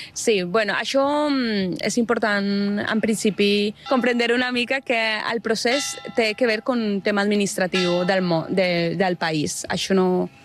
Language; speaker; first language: Catalan; non-native, learner; Spanish